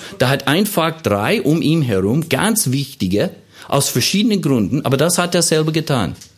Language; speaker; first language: German; non-native, fluent; English